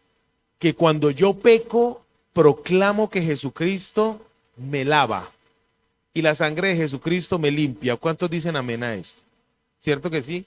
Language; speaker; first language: Spanish; native; Spanish